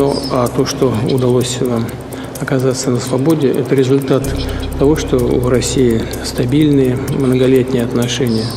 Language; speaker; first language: Russian; native; Russian